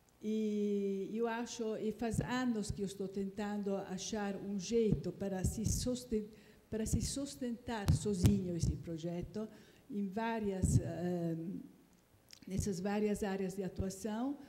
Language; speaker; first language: Portuguese; non-native, fluent; Italian